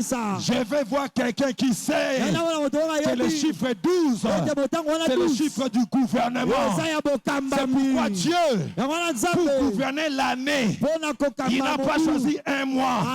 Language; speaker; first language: French; non-native, local second language; Lingala